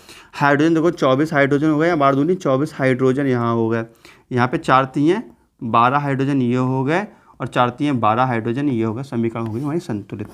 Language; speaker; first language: Hindi; native; Hindi